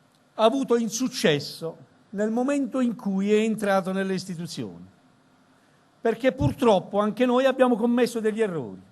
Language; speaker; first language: Italian; native; Italian